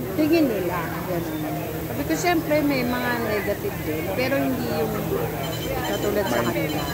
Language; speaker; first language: Filipino; native; Filipino